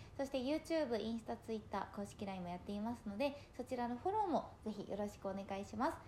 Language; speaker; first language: Japanese; native; Japanese